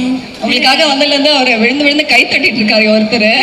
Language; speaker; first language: Tamil; native; Tamil